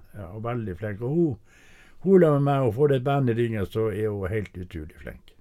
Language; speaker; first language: Norwegian; native; Norwegian